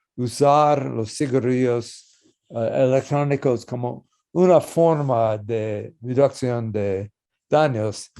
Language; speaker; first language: Spanish; non-native, learner; English